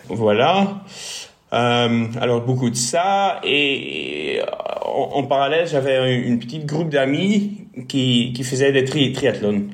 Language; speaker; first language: French; non-native, fluent; Dutch